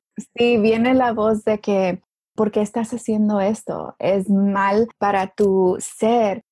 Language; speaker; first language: Spanish; early bilingual, heritage; Spanish